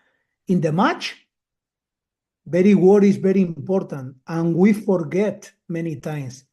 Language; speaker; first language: English; non-native, learner; Spanish